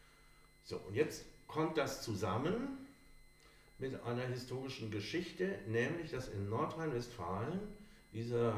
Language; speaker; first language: German; native; German